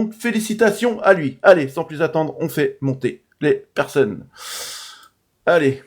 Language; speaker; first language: French; native; French